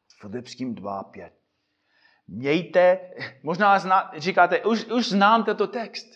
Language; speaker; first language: Czech; non-native, fluent; English